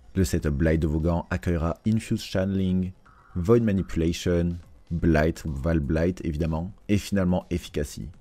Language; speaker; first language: French; native; French